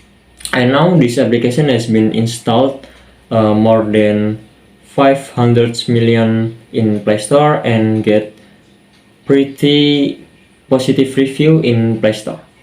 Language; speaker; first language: English; non-native, learner; Indonesian